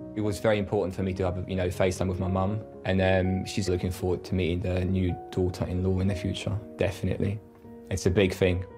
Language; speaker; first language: English; non-native, fluent; Polish